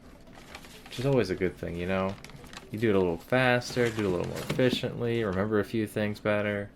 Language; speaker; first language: English; native; English